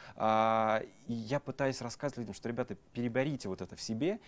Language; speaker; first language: Russian; native; Russian